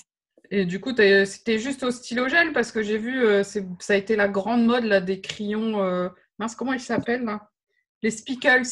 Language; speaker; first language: French; native; French